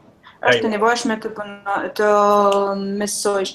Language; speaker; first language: Albanian; non-native, learner; Russian